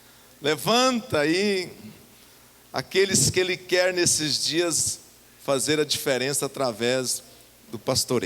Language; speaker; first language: Portuguese; native; Portuguese